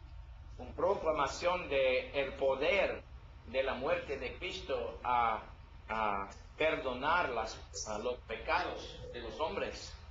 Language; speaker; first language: Spanish; non-native, learner; English